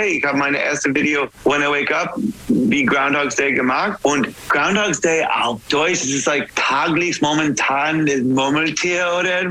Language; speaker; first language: German; non-native, learner; English